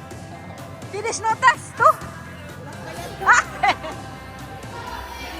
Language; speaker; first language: Spanish; non-native, fluent; Filipino